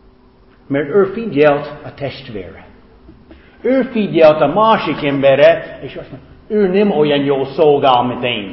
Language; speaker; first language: Hungarian; non-native, fluent; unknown